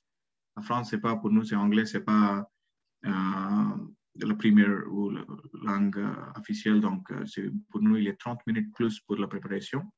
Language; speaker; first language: French; non-native, learner; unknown